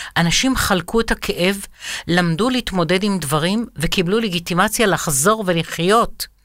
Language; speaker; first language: Hebrew; non-native, fluent; Arabic